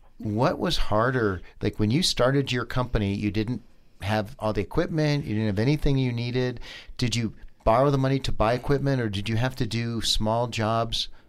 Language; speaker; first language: English; native; English